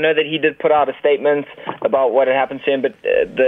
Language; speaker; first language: English; native; English